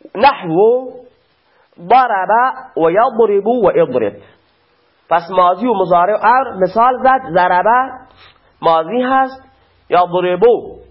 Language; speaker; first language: Persian; non-native, local second language; Baluchi